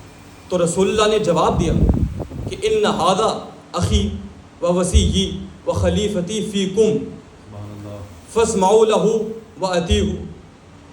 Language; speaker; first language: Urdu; early bilingual, heritage; Urdu